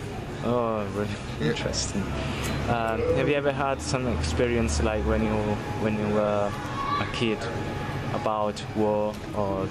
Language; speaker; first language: English; non-native, fluent; Italian